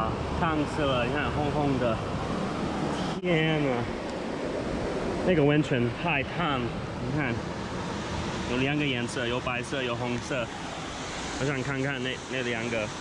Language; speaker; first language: Chinese; non-native, fluent; English